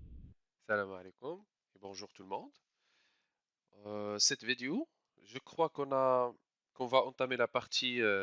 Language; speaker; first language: French; non-native, local second language; Arabic